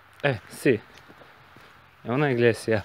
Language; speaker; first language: Spanish; non-native, learner; Bulgarian